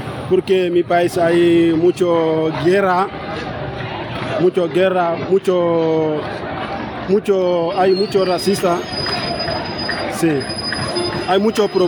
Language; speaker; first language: Spanish; non-native, learner; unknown